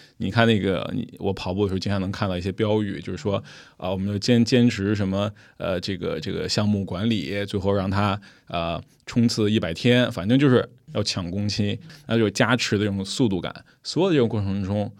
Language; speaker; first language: Chinese; native; Chinese